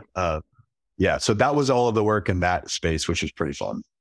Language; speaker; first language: English; native; English